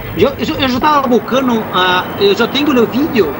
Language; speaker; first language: Spanish; non-native, learner; Portuguese